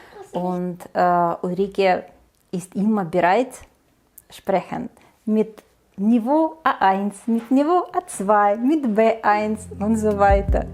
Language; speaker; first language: German; non-native, learner; Ukrainian